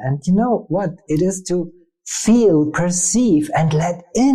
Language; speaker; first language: English; non-native, fluent; German